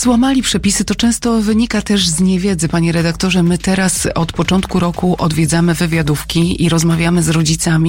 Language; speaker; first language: Polish; native; Polish